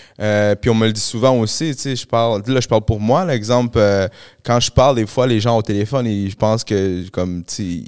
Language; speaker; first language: French; early bilingual, other home language; Spanish